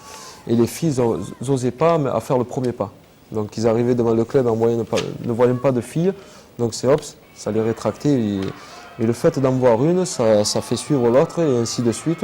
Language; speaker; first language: French; native; French